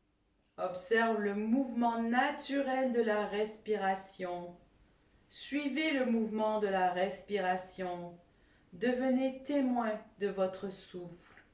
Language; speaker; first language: French; native; French